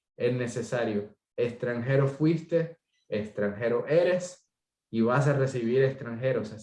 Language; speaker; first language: Spanish; native; Spanish